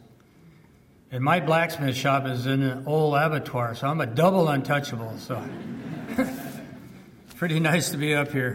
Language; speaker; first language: English; early bilingual, other home language; French